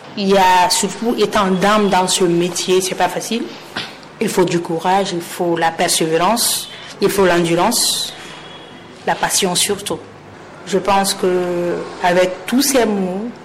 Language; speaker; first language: French; non-native, local second language; Mandingo